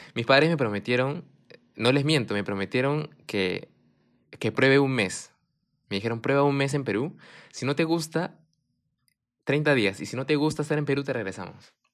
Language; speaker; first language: Spanish; early bilingual, heritage; Spanish